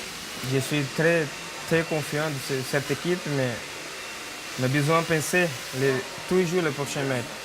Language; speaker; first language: French; non-native, learner; Portuguese